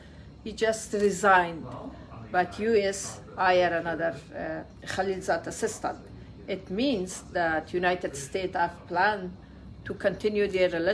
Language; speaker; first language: English; non-native, learner; Persian